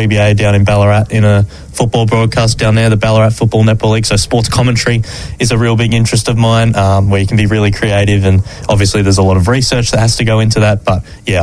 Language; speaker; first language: English; native; English